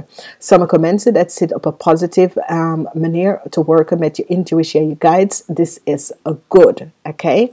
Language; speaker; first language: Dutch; non-native, fluent; English